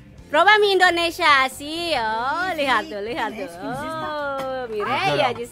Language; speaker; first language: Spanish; non-native, learner; Indonesian